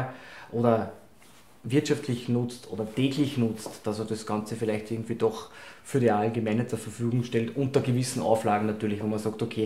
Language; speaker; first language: German; native; German